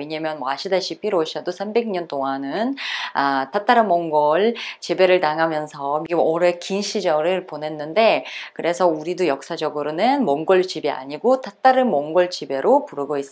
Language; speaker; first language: Korean; non-native, fluent; Uzbek